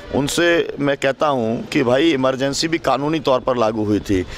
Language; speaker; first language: Hindi; native; Hindi